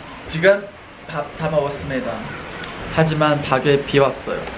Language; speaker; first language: Korean; non-native, fluent; Chinese